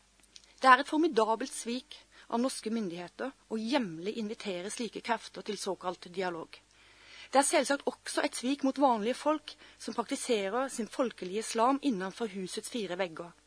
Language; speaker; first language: Norwegian; native; Norwegian